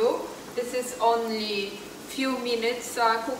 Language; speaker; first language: English; non-native, learner; Polish